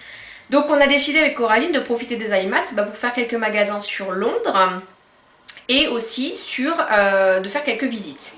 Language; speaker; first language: French; native; French